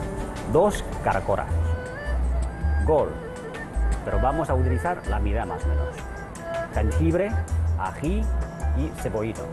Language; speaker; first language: Spanish; non-native, fluent; Chinese